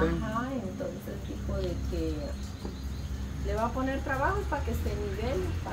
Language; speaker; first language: Spanish; native; Spanish